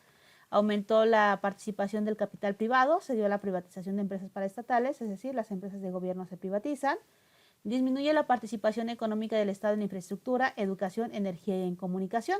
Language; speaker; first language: Spanish; native; Spanish